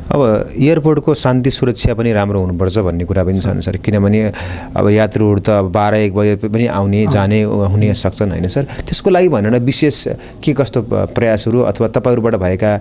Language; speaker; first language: Nepali; native; Nepali